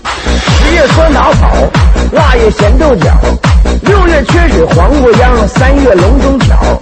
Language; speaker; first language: Chinese; native; Chinese